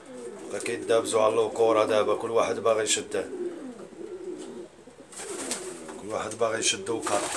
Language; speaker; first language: Arabic; native; Arabic